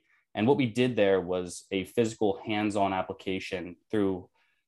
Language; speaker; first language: English; native; English